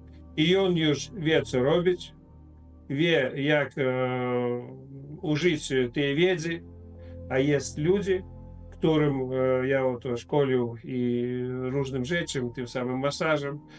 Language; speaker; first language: Polish; non-native, fluent; Russian